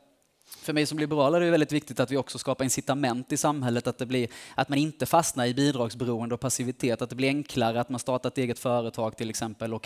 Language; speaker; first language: Swedish; native; Swedish